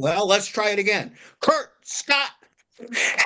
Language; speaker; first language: English; native; English